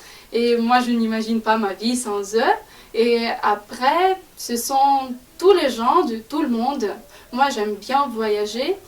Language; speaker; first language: French; non-native, fluent; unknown